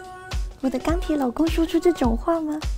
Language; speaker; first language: Chinese; native; Chinese